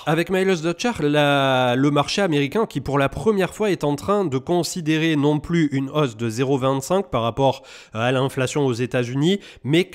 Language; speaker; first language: French; native; French